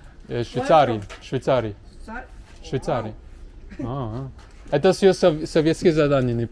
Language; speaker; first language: Russian; non-native, learner; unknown